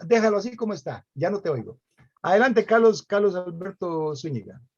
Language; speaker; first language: Spanish; native; Spanish